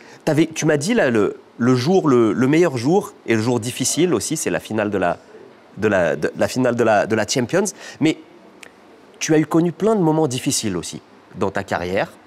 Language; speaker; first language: French; native; French